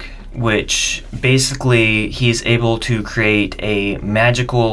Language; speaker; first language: English; native; English